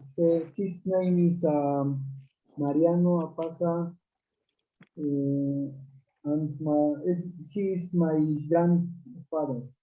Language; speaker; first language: English; non-native, learner; Quechua